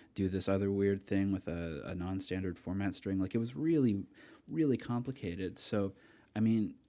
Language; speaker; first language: English; native; English